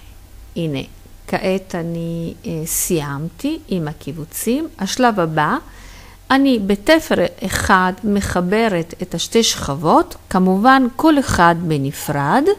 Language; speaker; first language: Hebrew; non-native, fluent; Italian